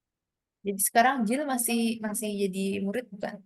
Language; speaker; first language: Indonesian; native; Indonesian